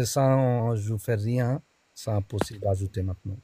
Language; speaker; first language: French; non-native, learner; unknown